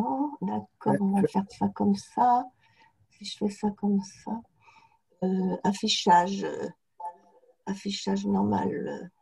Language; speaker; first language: French; native; French